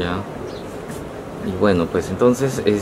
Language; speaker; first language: Spanish; native; Spanish